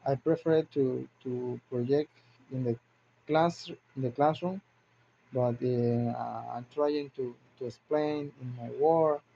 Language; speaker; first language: English; non-native, learner; Spanish